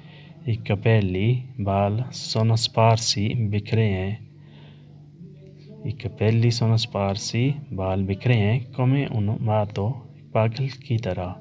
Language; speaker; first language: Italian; non-native, learner; Urdu